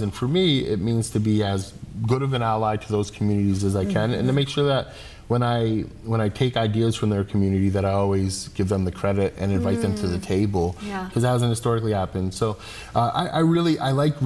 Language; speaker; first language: English; native; English